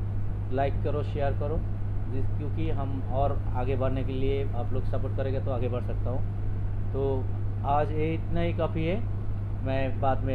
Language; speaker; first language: Hindi; non-native, learner; Bangla